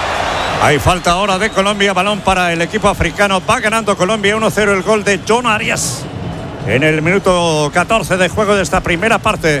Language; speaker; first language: Spanish; native; Spanish